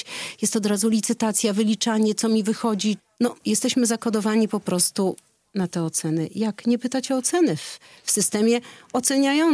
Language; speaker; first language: Polish; native; Polish